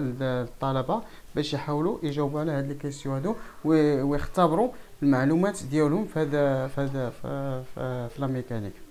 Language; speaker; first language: Arabic; native; Arabic